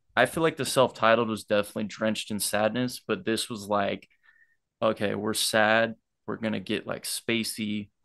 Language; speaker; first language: English; native; English